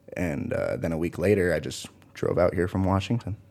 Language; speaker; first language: English; native; English